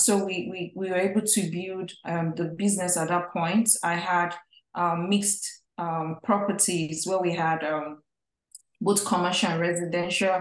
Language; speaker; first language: English; non-native, local second language; Igbo